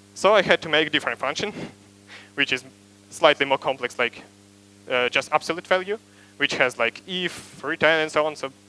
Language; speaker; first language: English; non-native, fluent; Ukrainian